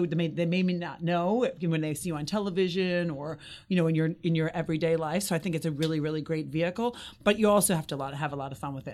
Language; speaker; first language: English; native; English